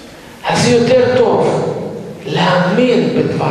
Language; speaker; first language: Hebrew; non-native, fluent; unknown